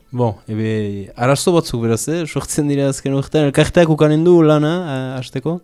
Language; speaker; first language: Basque; native; Basque